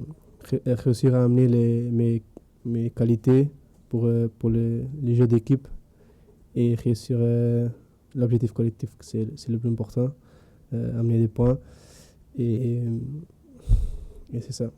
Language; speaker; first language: French; non-native, fluent; Spanish